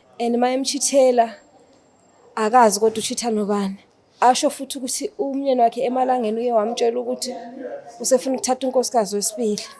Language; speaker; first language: Zulu; non-native, fluent; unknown